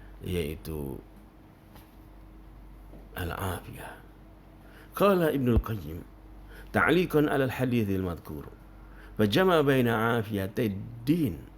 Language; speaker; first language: Arabic; non-native, fluent; Indonesian